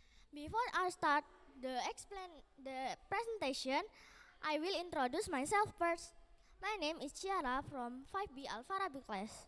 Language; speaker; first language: English; non-native, learner; Indonesian